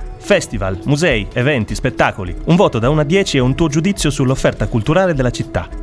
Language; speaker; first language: Italian; native; Italian